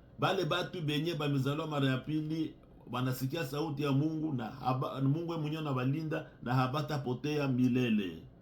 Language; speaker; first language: Swahili; native; Swahili